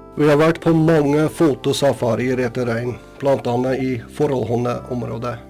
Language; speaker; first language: Norwegian; non-native, fluent; English